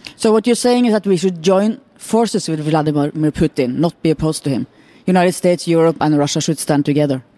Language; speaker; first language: English; non-native, fluent; Norwegian